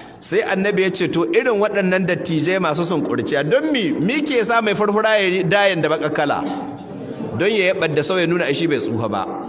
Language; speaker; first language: Hausa; native; Hausa